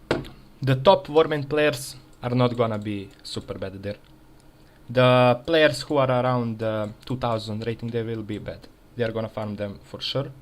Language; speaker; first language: English; non-native, fluent; Serbian